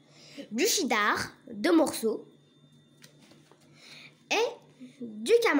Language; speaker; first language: French; non-native, local second language; Arabic